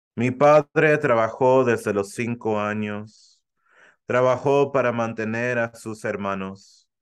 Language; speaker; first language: Spanish; early bilingual, heritage; Spanish